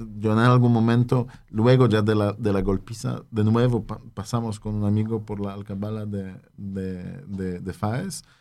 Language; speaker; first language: Spanish; non-native, fluent; Polish